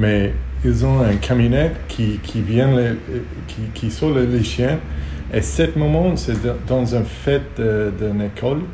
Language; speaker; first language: French; non-native, learner; Hebrew